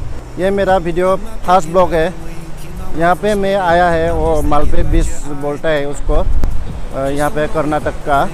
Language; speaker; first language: Hindi; non-native, local second language; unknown